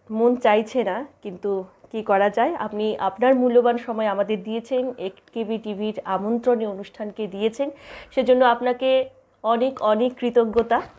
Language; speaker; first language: Bangla; native; Bangla